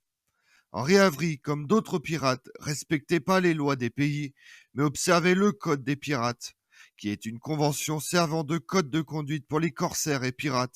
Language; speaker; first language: French; native; French